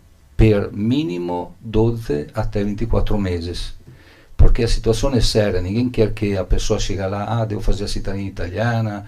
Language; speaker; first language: Portuguese; non-native, learner; Italian